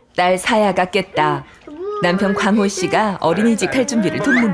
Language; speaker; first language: Korean; native; Korean